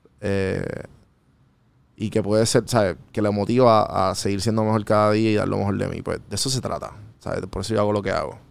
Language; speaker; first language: Spanish; native; Spanish